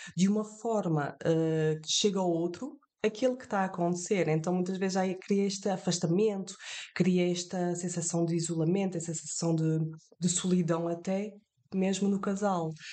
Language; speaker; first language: Portuguese; early bilingual, heritage; French